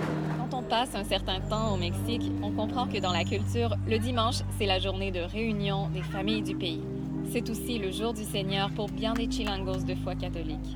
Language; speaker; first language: French; native; French